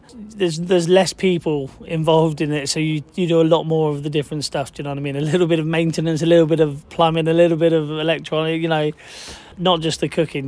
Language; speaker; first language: English; native; English